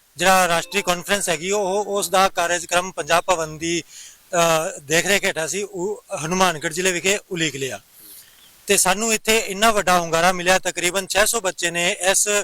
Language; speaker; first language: Punjabi; native; Punjabi